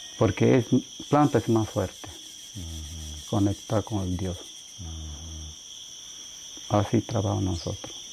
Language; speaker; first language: Spanish; non-native, local second language; Shipibo-Conibo